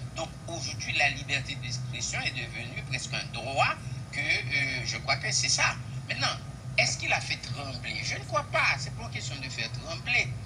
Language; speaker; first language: French; non-native, local second language; Haitian Creole